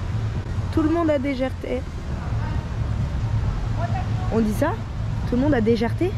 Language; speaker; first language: French; native; French